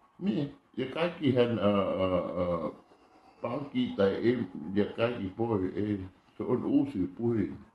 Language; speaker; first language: Finnish; non-native, learner; Thai